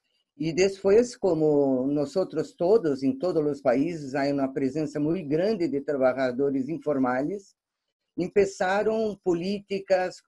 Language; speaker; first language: Spanish; non-native, fluent; Portuguese